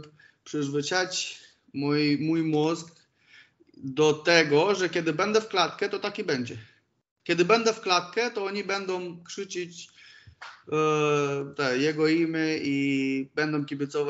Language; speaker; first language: Polish; non-native, fluent; Romanian